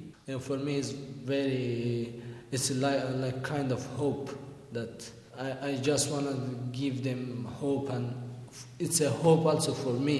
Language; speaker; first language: English; non-native, learner; Persian